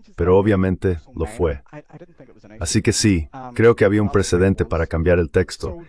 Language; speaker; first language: Spanish; non-native, fluent; English